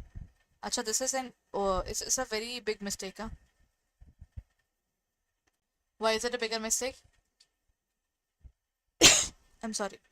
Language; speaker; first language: English; non-native, local second language; Hindi